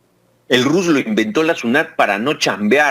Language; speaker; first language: Spanish; native; Spanish